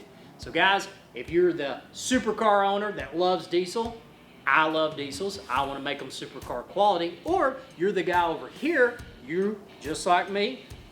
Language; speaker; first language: English; native; English